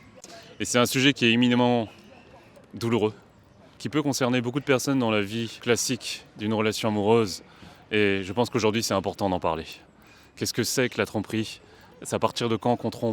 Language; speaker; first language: French; native; French